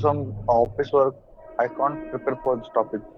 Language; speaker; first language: English; non-native, learner; Hindi